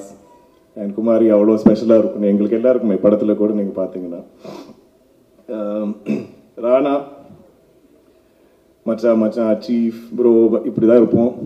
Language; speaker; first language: Tamil; non-native, local second language; Malayalam